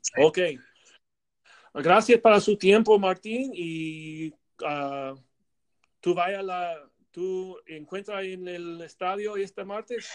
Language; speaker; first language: Spanish; non-native, learner; English